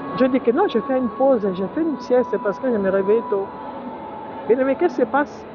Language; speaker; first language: French; non-native, local second language; Lingala